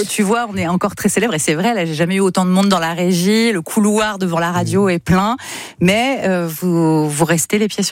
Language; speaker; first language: French; native; French